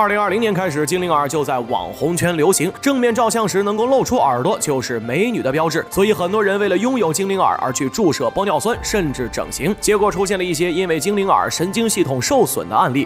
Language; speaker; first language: Chinese; native; Chinese